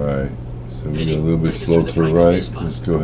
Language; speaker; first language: English; native; English